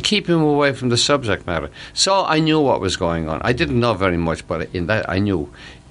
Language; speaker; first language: English; native; English